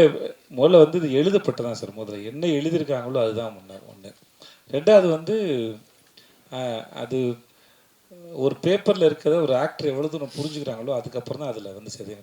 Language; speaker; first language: Tamil; native; Tamil